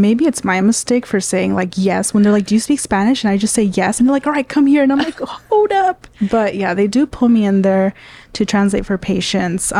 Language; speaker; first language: English; early bilingual, other home language; Spanish